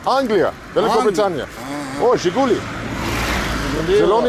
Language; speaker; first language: Russian; non-native, learner; English